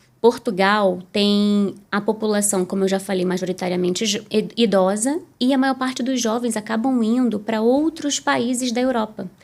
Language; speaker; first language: Portuguese; native; Portuguese